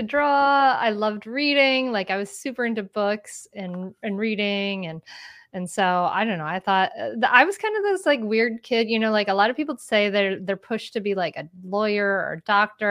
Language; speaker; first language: English; native; English